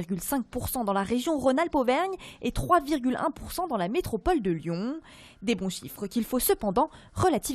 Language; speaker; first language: French; native; French